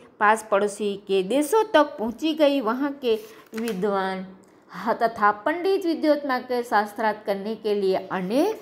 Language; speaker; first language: Hindi; non-native, local second language; Gujarati